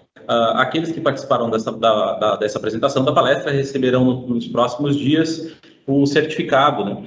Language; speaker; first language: Portuguese; native; Portuguese